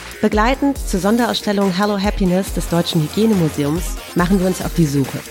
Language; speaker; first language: German; native; German